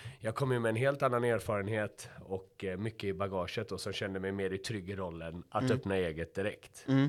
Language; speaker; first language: Swedish; early bilingual, other home language; Persian